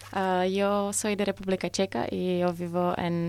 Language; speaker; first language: Spanish; non-native, learner; Czech